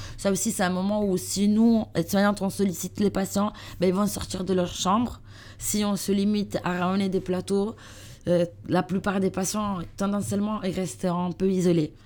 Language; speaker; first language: French; non-native, learner; Italian